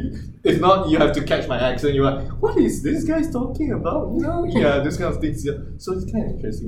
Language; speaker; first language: English; non-native, local second language; Chinese